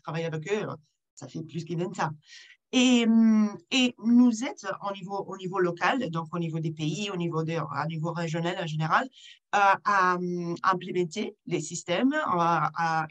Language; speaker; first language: French; non-native, fluent; Italian